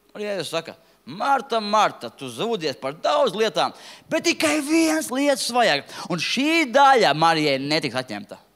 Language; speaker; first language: Latvian; native; Latvian